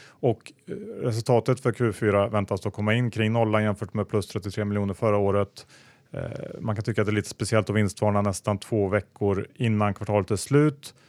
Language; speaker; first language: Swedish; native; Swedish